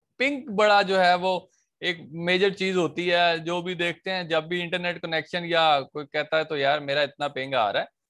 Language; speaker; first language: Urdu; non-native, local second language; Punjabi